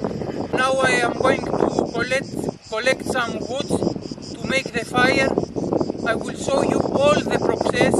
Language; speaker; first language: English; non-native, learner; Greek